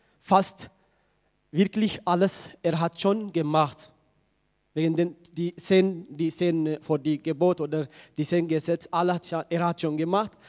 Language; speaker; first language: German; non-native, learner; Tigrinya